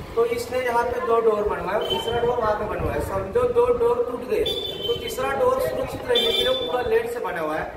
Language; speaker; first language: Hindi; non-native, local second language; Marathi